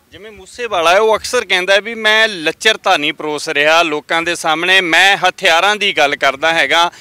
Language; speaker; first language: Punjabi; native; Punjabi